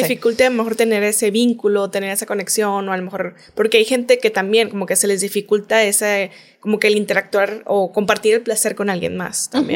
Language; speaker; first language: Spanish; native; Spanish